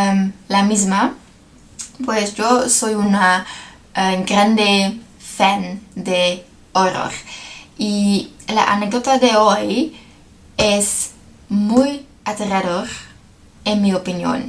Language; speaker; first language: Spanish; non-native, learner; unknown